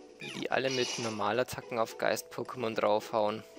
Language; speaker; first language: German; native; German